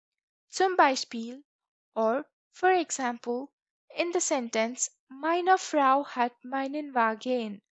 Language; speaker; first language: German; non-native, fluent; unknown